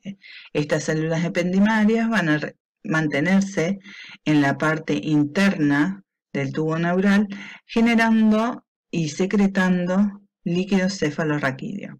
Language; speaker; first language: Spanish; native; Spanish